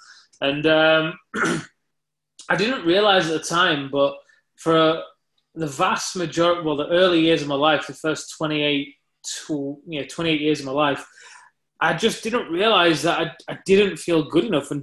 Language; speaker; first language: English; native; English